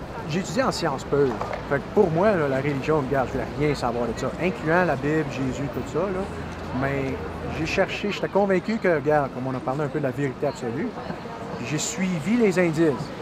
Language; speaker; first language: French; native; French